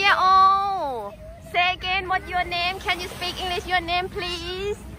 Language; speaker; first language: English; non-native, learner; Thai